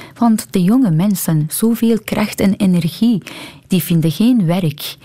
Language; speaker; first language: Dutch; non-native, fluent; Persian